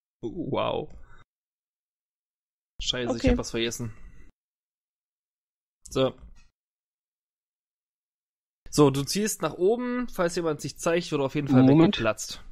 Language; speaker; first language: German; native; German